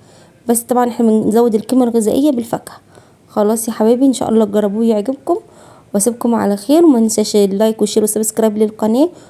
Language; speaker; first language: Arabic; native; Arabic